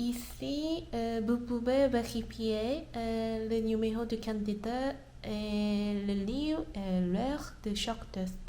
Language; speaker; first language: French; non-native, learner; Korean